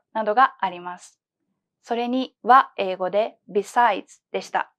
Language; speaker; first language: Japanese; native; Japanese